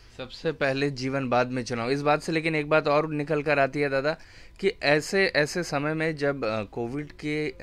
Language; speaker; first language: Hindi; native; Hindi